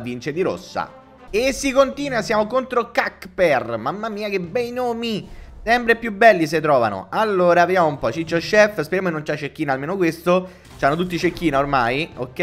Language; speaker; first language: Italian; native; Italian